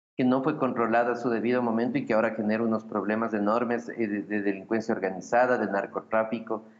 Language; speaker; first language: Spanish; native; Spanish